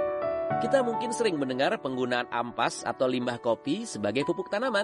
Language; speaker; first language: Indonesian; native; Indonesian